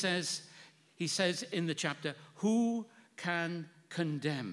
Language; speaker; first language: English; native; English